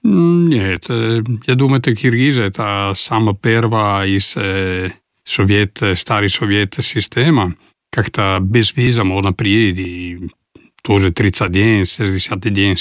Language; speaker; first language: Russian; non-native, learner; Italian